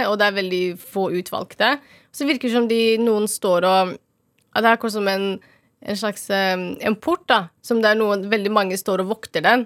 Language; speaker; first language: Norwegian; early bilingual, other home language; Somali